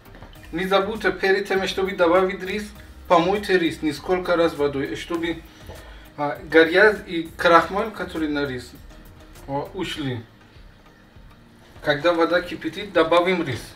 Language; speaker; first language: Russian; non-native, learner; Persian